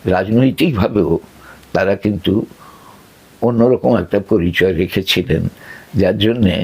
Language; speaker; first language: Bangla; early bilingual, other home language; Sylheti